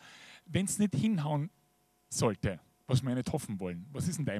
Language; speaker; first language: German; native; German